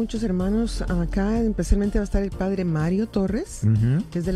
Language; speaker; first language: Spanish; native; Spanish